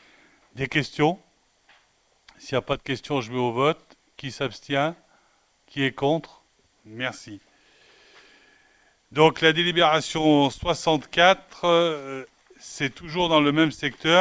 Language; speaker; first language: French; native; French